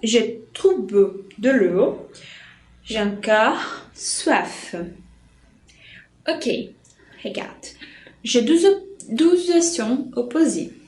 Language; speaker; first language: French; non-native, fluent; Portuguese